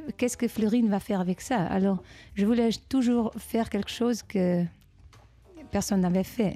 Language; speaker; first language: French; non-native, fluent; Dutch